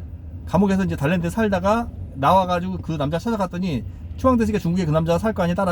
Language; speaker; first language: Korean; native; Korean